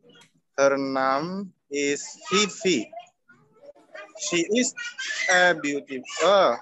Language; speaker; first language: English; non-native, learner; Indonesian